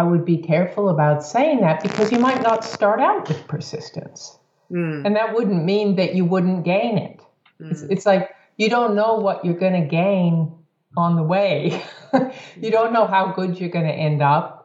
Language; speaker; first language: English; native; English